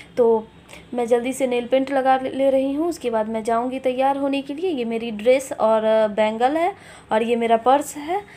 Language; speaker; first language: Hindi; native; Hindi